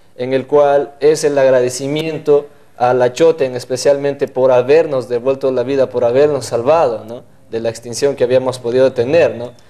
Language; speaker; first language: Spanish; non-native, local second language; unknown